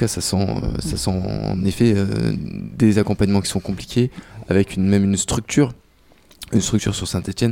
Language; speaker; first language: French; native; French